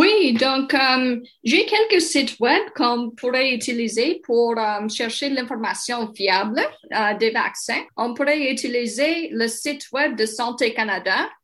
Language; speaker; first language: French; non-native, local second language; English